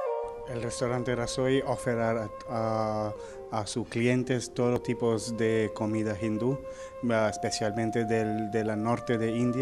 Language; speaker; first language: Spanish; non-native, learner; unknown